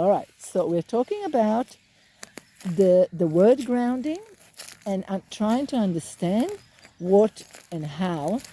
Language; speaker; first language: English; native; English